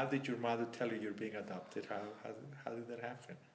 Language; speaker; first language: English; non-native, fluent; Spanish